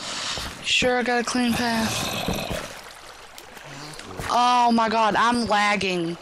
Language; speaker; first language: English; native; English